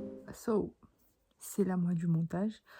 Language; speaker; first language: French; non-native, local second language; Malagasy